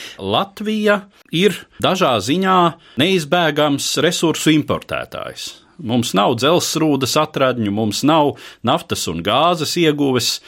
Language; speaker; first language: Latvian; native; Latvian